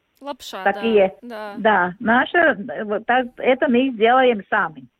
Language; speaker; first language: Russian; non-native, local second language; Latvian